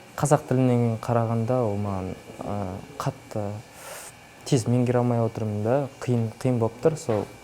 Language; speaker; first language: Kazakh; non-native, local second language; Russian